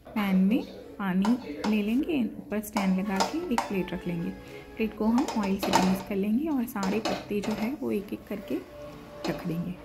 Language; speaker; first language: Hindi; non-native, local second language; Gujarati